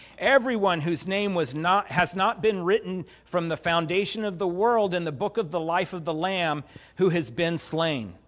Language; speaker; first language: English; native; English